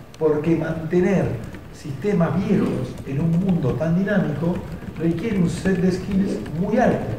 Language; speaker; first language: Spanish; native; Spanish